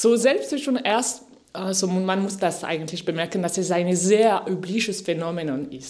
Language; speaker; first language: German; non-native, fluent; French